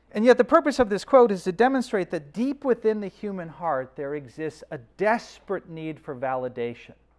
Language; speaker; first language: English; native; English